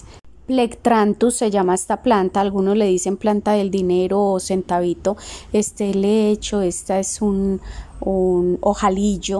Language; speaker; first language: Spanish; native; Spanish